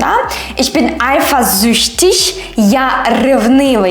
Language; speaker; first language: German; non-native, fluent; Ukrainian